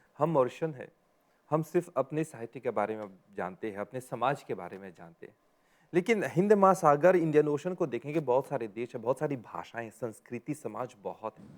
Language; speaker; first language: Hindi; non-native, local second language; Morisyen